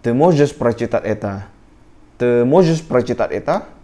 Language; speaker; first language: Russian; non-native, learner; Indonesian